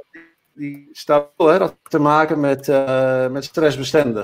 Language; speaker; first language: Dutch; native; Dutch